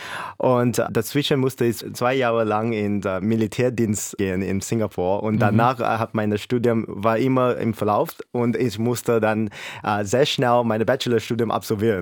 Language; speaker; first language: German; non-native, fluent; English